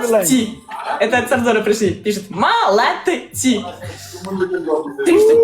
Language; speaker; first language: Russian; native; Russian